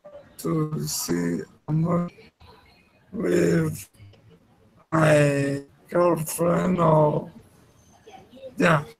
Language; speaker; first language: English; non-native, learner; Spanish